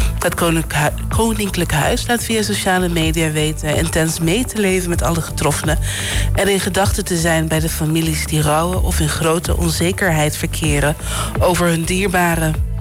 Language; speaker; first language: Dutch; non-native, local second language; Papiamento